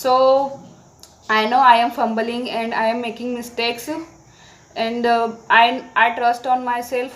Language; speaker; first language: English; non-native, learner; Marathi